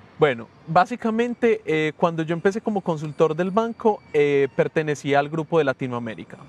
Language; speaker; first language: Spanish; native; Spanish